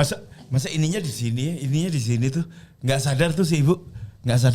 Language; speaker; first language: Indonesian; native; Indonesian